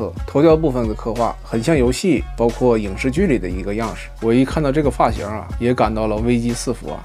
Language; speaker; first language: Chinese; native; Chinese